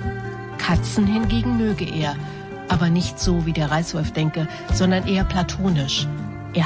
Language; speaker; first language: German; native; German